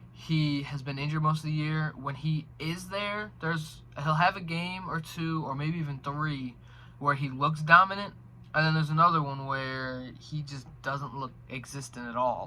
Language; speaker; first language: English; native; English